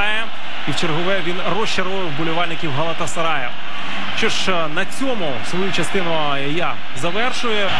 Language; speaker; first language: Ukrainian; native; Ukrainian